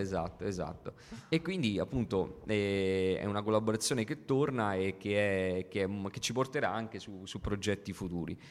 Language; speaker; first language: Italian; native; Italian